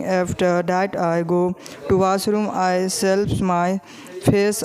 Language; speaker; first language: English; non-native, learner; Hindi